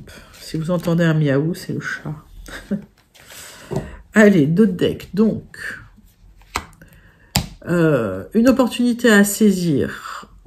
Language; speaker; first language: French; native; French